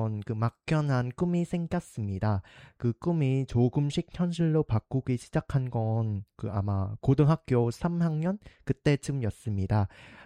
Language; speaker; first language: Korean; non-native, fluent; Vietnamese